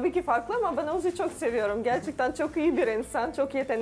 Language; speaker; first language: Turkish; non-native, learner; Russian